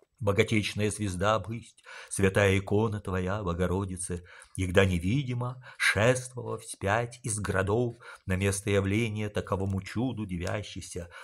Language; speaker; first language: Russian; non-native, local second language; Ukrainian